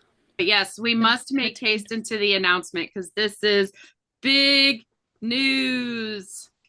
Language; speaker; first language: English; native; English